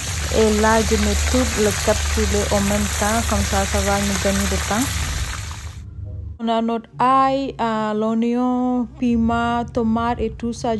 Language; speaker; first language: French; non-native, learner; Soninke